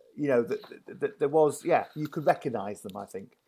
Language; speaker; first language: English; native; English